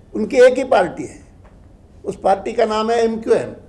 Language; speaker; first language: Urdu; non-native, fluent; Sindhi